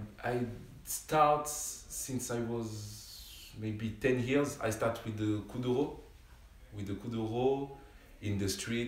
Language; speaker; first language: English; non-native, learner; French